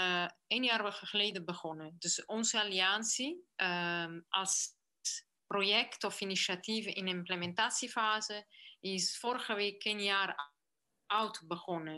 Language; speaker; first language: Dutch; non-native, fluent; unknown